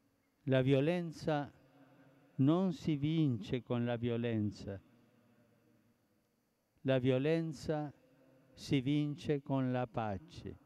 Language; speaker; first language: Italian; non-native, fluent; Spanish